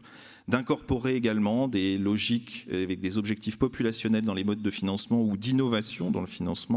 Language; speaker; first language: French; native; French